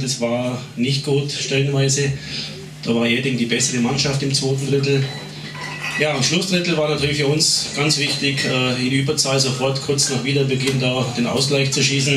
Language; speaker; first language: German; native; German